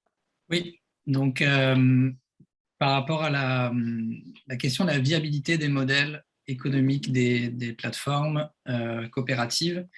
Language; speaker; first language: French; native; French